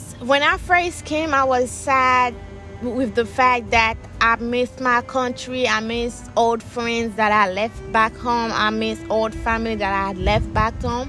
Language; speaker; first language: English; non-native, fluent; Haitian Creole